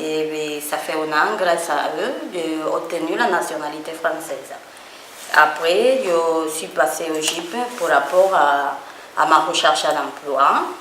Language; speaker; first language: French; non-native, learner; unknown